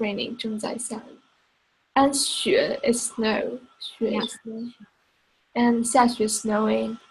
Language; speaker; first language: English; non-native, fluent; Chinese